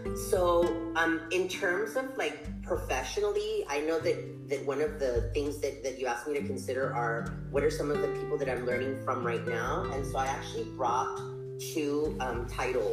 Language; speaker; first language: English; early bilingual, other home language; Spanish